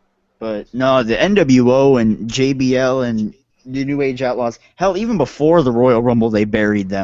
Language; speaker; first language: English; native; English